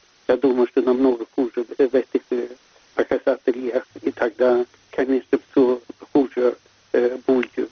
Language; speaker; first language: Russian; non-native, fluent; Swedish